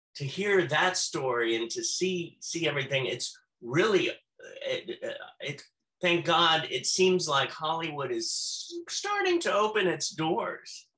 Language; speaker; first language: English; native; English